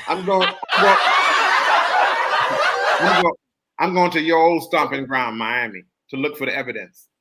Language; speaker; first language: English; native; English